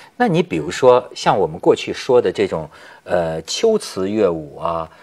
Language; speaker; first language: Chinese; native; Chinese